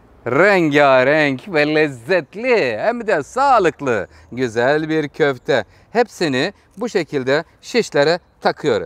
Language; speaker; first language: Turkish; native; Turkish